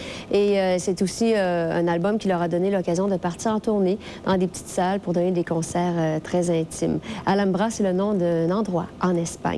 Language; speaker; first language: French; native; French